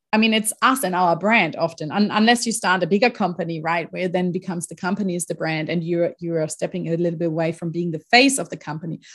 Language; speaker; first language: English; non-native, fluent; German